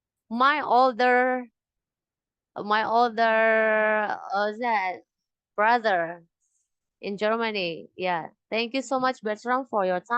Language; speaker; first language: English; non-native, local second language; Indonesian